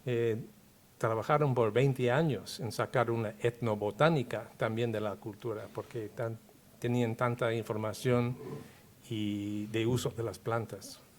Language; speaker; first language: Spanish; non-native, fluent; English